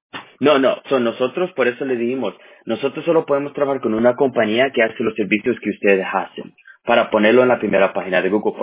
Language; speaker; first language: Spanish; early bilingual, heritage; Spanish